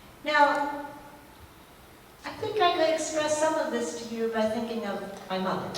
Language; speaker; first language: English; native; English